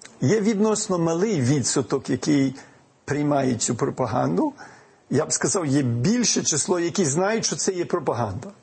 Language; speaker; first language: Ukrainian; early bilingual, heritage; Ukrainian